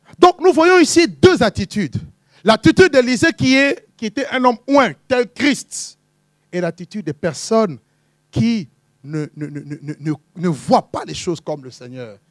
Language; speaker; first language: French; non-native, local second language; Lingala